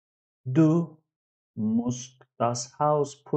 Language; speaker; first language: German; non-native, fluent; Turkish